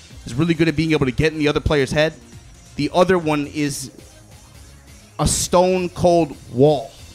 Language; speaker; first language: English; native; English